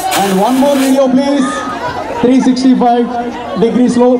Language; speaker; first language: Telugu; native; Telugu